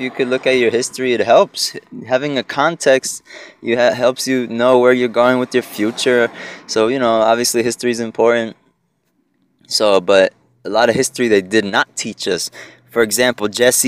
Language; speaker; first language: English; early bilingual, other home language; Spanish